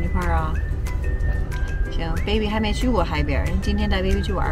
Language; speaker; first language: Chinese; native; Chinese